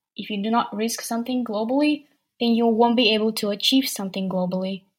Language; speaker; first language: English; non-native, fluent; Ukrainian